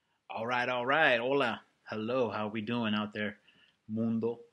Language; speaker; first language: English; early bilingual, other home language; Spanish